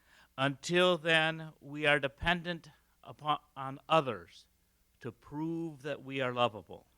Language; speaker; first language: English; native; English